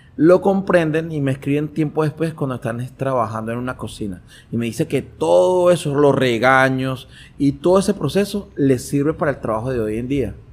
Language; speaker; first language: Spanish; native; Spanish